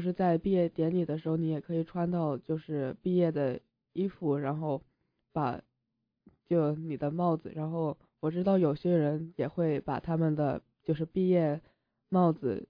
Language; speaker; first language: Chinese; early bilingual, heritage; Chinese